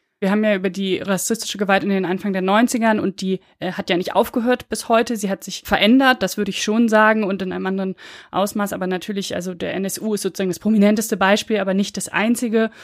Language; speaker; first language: German; native; German